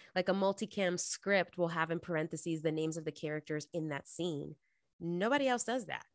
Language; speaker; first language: English; native; English